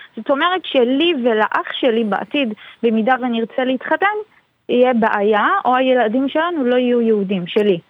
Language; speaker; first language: Hebrew; early bilingual, other home language; Russian